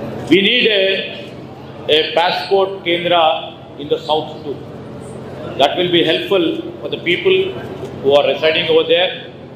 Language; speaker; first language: English; non-native, local second language; Telugu